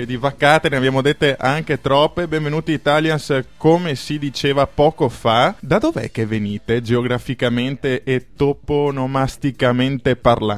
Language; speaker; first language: Italian; native; Italian